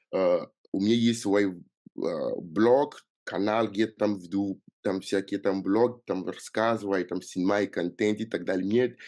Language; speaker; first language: Russian; non-native, fluent; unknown